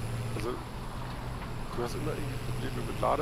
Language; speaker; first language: German; native; German